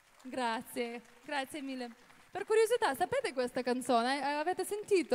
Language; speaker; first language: Italian; non-native, fluent; Russian